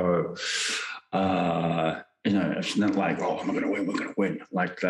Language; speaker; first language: English; non-native, fluent; Japanese